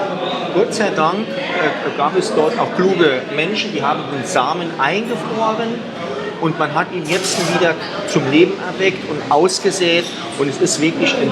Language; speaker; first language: German; native; German